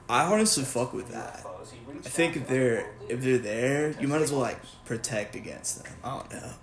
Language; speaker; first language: English; native; English